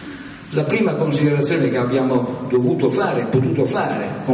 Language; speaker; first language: Italian; native; Italian